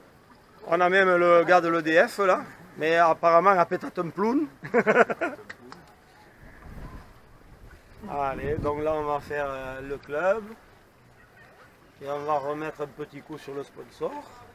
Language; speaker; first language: French; native; French